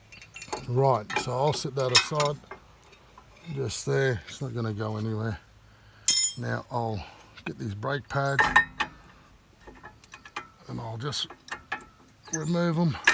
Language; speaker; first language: English; native; English